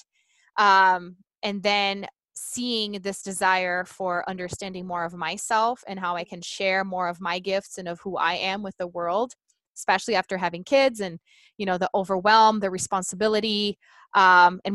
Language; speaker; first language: English; non-native, fluent; Portuguese